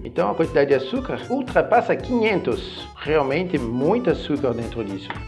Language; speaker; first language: Portuguese; non-native, fluent; French